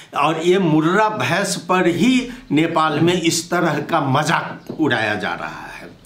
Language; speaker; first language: Hindi; non-native, local second language; Maithili